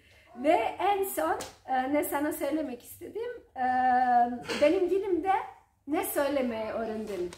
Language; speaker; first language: Turkish; non-native, learner; Croatian